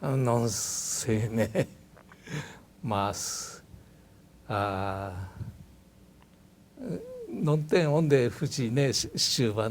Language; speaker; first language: Portuguese; non-native, learner; Japanese